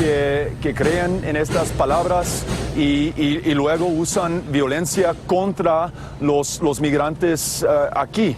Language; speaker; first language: Spanish; non-native, fluent; English